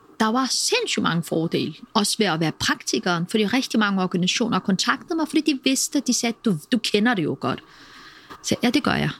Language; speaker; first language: Danish; early bilingual, other home language; Kurdish